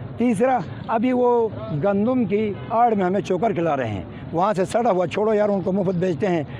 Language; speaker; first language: Urdu; non-native, local second language; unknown